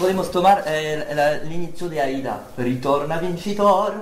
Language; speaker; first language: Spanish; non-native, learner; French